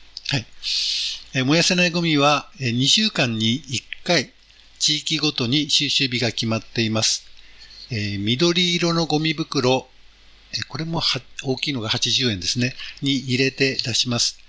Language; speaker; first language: Japanese; native; Japanese